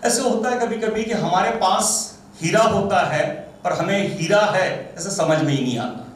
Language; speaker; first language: Hindi; non-native, local second language; Marathi